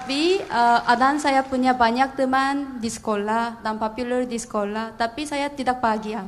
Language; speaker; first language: Indonesian; non-native, learner; Korean